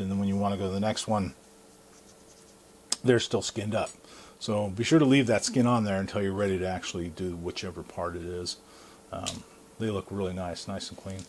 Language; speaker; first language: English; native; English